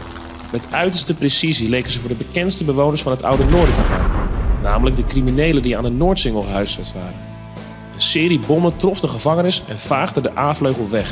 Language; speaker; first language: Dutch; native; Dutch